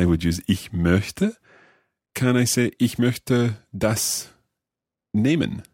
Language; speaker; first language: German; non-native, learner; English